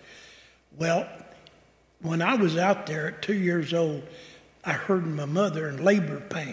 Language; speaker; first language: English; native; English